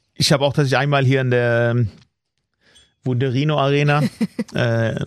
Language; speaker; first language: German; non-native, fluent; Swedish